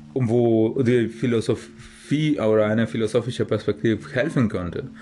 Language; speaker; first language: German; non-native, fluent; Spanish